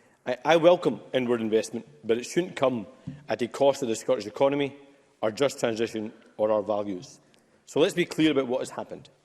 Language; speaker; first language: English; native; English